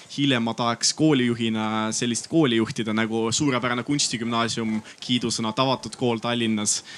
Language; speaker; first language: Estonian; non-native, local second language; Russian